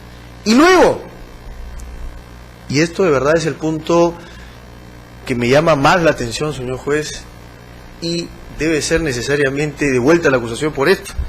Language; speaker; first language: Spanish; native; Spanish